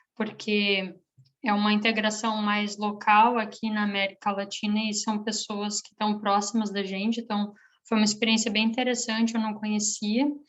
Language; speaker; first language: Portuguese; native; Portuguese